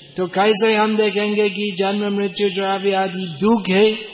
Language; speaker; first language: Hindi; non-native, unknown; English